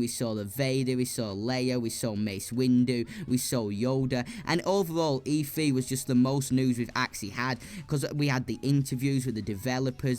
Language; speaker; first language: English; native; English